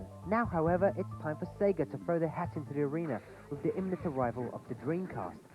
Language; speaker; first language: English; native; English